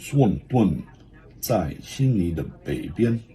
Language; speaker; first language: Chinese; non-native, learner; English